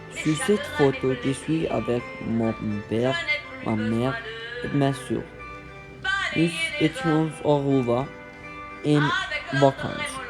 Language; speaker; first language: French; non-native, learner; Spanish